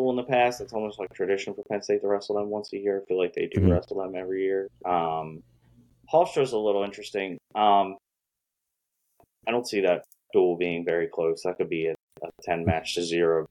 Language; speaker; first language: English; native; English